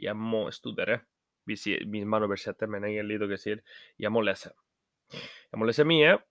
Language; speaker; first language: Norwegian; non-native, learner; Spanish